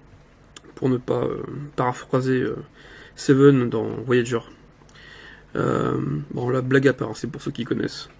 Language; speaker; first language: French; native; French